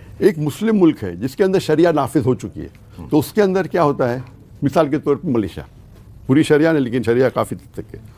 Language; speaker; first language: Urdu; non-native, local second language; Konkani